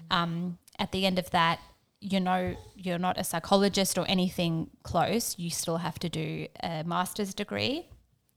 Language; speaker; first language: English; native; English